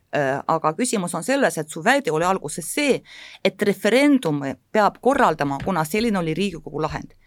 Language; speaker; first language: Estonian; non-native, local second language; Russian